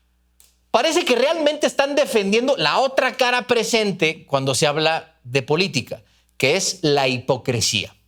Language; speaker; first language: Spanish; native; Spanish